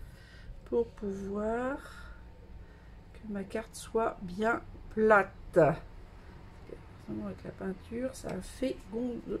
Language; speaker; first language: French; native; French